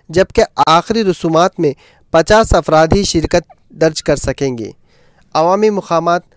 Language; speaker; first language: Urdu; native; Urdu